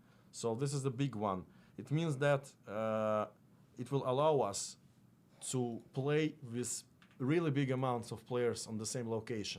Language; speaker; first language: English; non-native, fluent; Russian